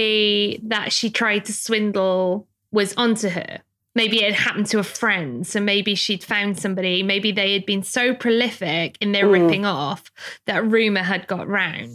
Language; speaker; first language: English; native; English